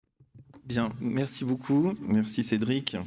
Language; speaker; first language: French; native; French